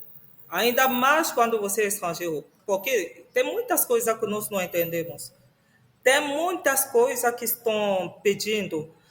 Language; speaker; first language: Portuguese; non-native, fluent; French